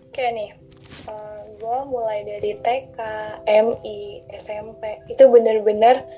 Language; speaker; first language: Indonesian; non-native, local second language; Sundanese